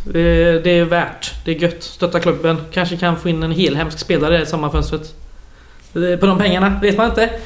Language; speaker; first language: Swedish; native; Swedish